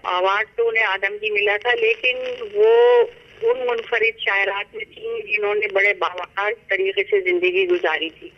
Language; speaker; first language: Urdu; native; Urdu